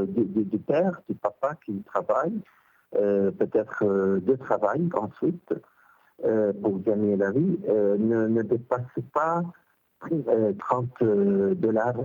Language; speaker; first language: French; non-native, local second language; Arabic